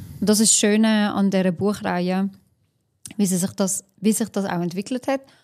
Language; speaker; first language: German; early bilingual, other home language; Albanian